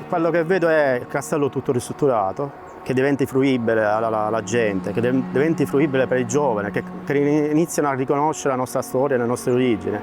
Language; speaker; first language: Italian; native; Italian